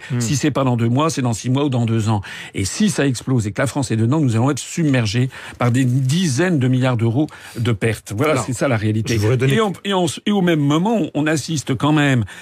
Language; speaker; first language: French; native; French